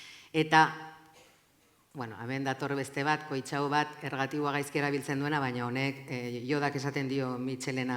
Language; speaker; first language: Basque; native; Basque